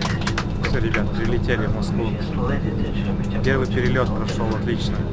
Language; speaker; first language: Russian; native; Russian